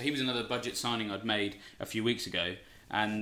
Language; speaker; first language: English; native; English